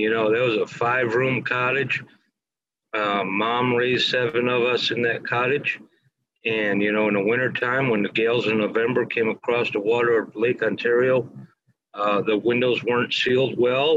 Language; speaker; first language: English; native; English